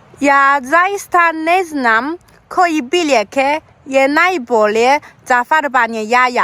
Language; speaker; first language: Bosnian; non-native, learner; Chinese